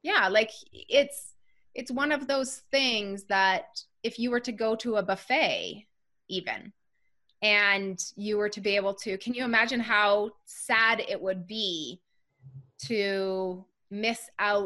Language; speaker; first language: English; native; English